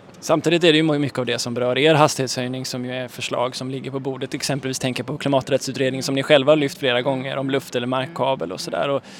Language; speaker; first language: Swedish; native; Swedish